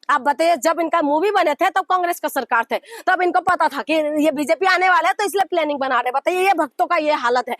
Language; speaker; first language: Hindi; non-native, local second language; Assamese